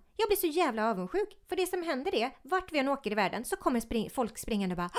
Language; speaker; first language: Swedish; early bilingual, other home language; Ukrainian